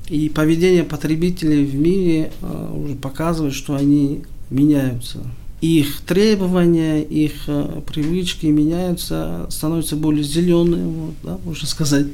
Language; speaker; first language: Russian; non-native, local second language; Tajik